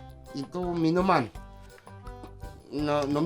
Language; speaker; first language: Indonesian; non-native, fluent; Japanese